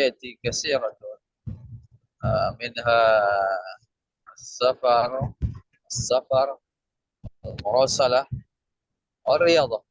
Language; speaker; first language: Arabic; non-native, learner; Indonesian